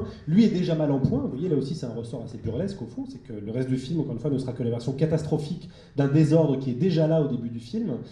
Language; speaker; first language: French; native; French